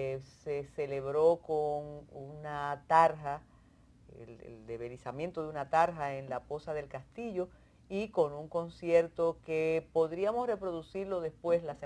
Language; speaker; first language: Spanish; native; Spanish